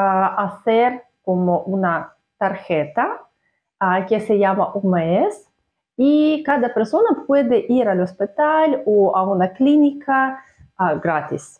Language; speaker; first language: Spanish; non-native, fluent; Russian